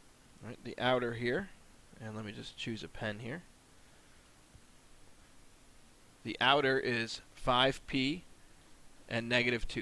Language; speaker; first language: English; native; English